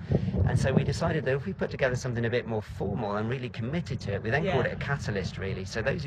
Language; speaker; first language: English; native; English